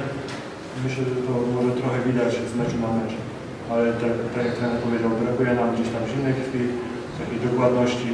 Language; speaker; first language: Polish; native; Polish